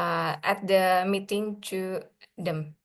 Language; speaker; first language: English; non-native, learner; Indonesian